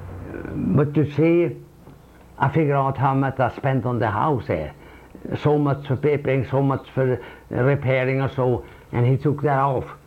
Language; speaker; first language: English; non-native, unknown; Swedish